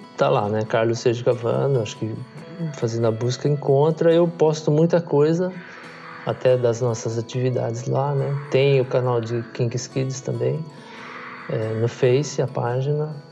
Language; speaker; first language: Portuguese; native; Portuguese